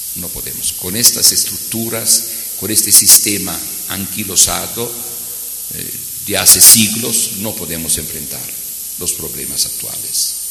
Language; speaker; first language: Spanish; non-native, fluent; Italian